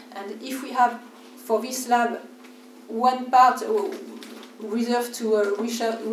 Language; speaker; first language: English; non-native, fluent; French